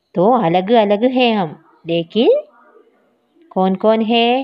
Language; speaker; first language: Hindi; non-native, local second language; Malayalam